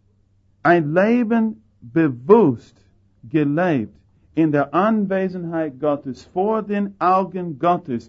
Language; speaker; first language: German; non-native, fluent; English